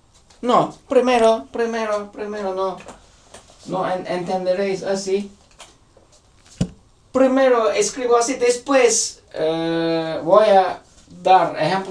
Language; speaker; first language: Spanish; non-native, learner; Turkish